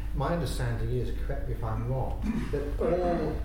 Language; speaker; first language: English; native; English